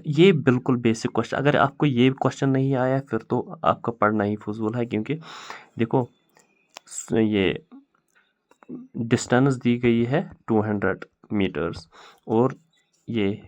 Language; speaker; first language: Hindi; non-native, local second language; Kashmiri